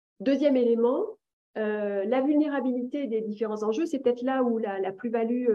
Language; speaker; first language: French; native; French